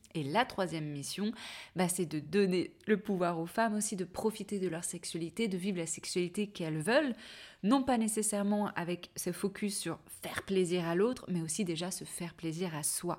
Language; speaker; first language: French; native; French